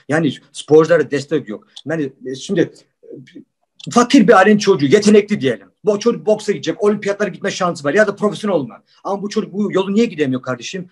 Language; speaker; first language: Turkish; early bilingual, heritage; Turkish